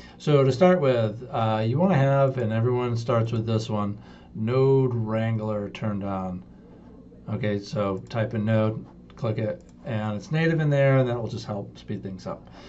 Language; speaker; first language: English; native; English